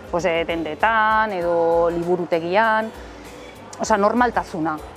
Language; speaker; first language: Basque; non-native, fluent; Spanish